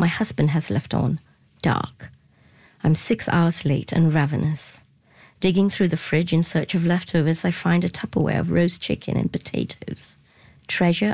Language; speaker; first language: English; non-native, local second language; Tamil